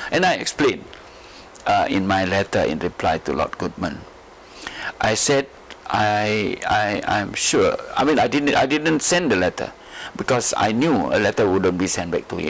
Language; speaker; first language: English; non-native, local second language; Malay